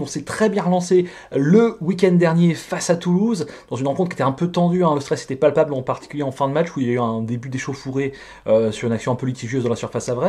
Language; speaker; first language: French; native; French